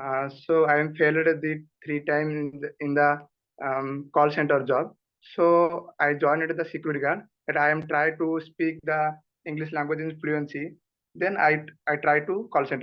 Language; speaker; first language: English; non-native, learner; Odia